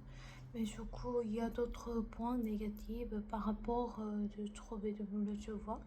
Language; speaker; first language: French; non-native, learner; Korean